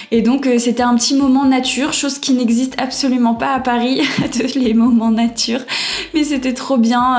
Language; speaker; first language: French; native; French